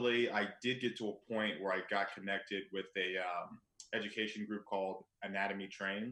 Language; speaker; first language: English; native; English